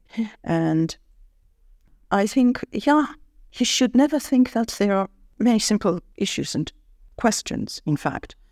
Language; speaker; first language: English; non-native, fluent; Armenian